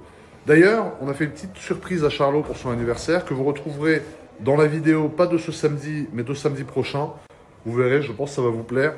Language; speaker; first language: French; native; French